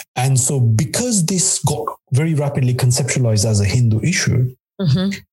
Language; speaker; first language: English; non-native, local second language; Gujarati